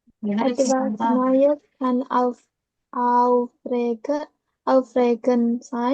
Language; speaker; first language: German; non-native, learner; Indonesian